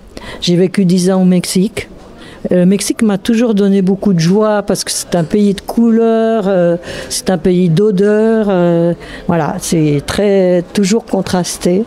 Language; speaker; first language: French; native; French